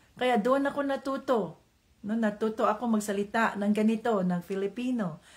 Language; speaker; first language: Filipino; non-native, local second language; Cebuano